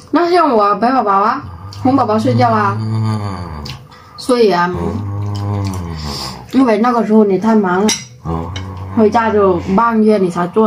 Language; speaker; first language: Chinese; non-native, learner; Vietnamese